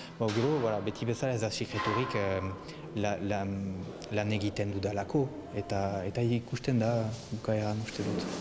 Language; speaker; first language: Basque; non-native, local second language; French